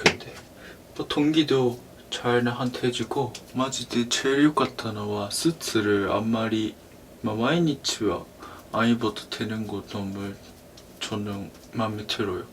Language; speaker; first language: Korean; non-native, learner; Japanese